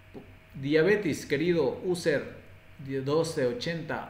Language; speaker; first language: Spanish; native; Spanish